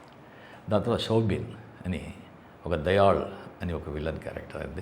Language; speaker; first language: Telugu; non-native, fluent; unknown